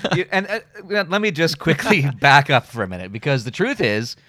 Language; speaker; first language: English; native; English